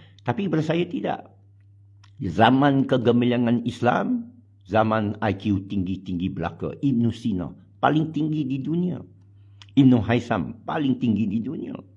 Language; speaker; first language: Malay; non-native, local second language; Chinese